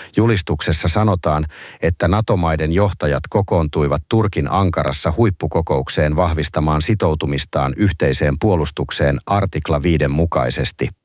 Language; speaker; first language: Finnish; native; Finnish